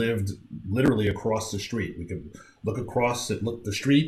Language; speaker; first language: English; native; English